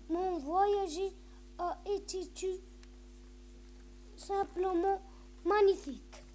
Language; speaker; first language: French; non-native, learner; Arabic